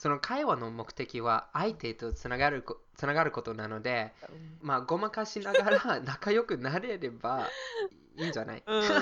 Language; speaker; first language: Japanese; non-native, fluent; English